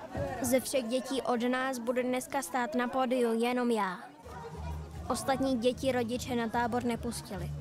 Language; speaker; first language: Czech; native; Czech